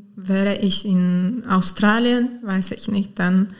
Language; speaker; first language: German; non-native, fluent; Ukrainian